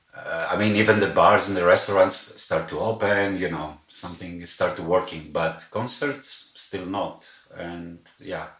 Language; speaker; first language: English; non-native, fluent; Greek